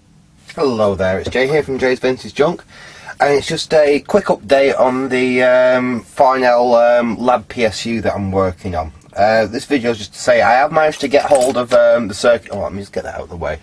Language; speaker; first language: English; native; English